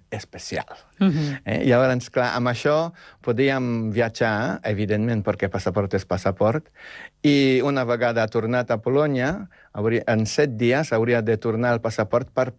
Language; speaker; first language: Catalan; non-native, fluent; Polish